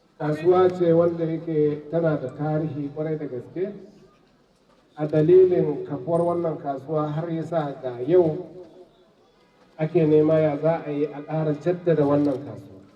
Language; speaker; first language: Hausa; non-native, local second language; Fula